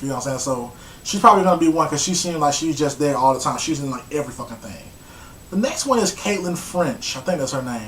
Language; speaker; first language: English; native; English